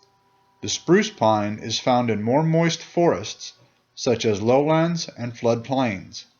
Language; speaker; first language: English; native; English